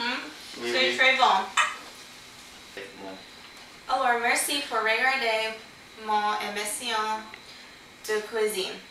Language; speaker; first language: French; non-native, learner; English